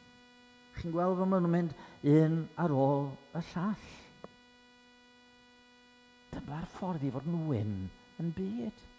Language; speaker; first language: Welsh; native; Welsh